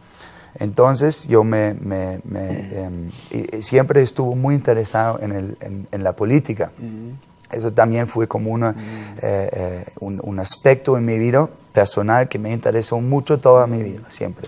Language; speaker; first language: Spanish; non-native, fluent; German